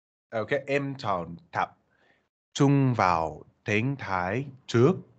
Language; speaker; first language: Vietnamese; non-native, learner; English